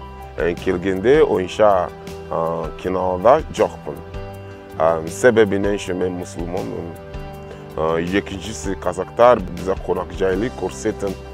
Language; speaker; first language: Kazakh; non-native, learner; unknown